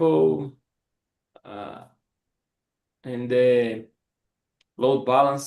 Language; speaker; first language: English; non-native, learner; Portuguese